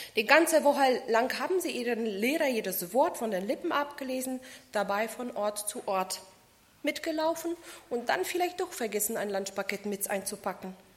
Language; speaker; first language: German; non-native, fluent; Polish